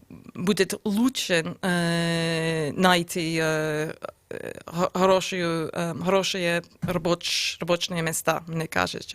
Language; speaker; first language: Russian; non-native, learner; English